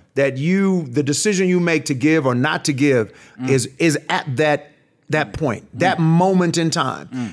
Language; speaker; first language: English; native; English